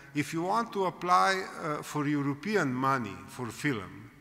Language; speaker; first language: English; non-native, fluent; Slovenian